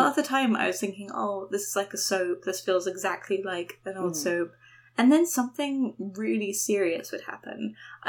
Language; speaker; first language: English; native; English